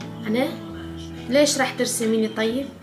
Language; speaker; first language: Arabic; native; Arabic